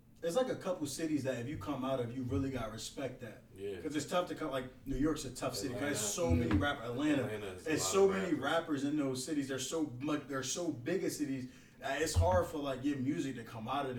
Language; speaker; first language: English; native; English